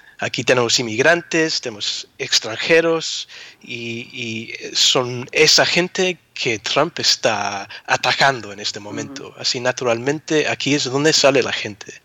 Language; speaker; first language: Spanish; early bilingual, heritage; Spanish